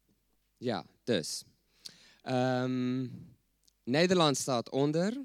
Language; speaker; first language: Dutch; non-native, fluent; English